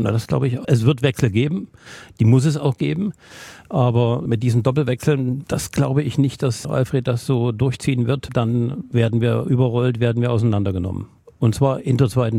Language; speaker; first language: German; native; German